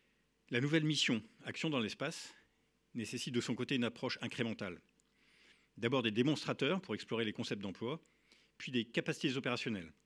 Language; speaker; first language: French; native; French